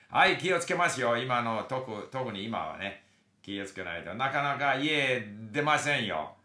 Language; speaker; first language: Japanese; non-native, fluent; English